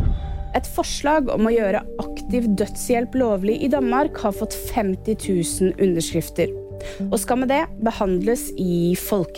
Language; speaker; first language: Norwegian; native; Norwegian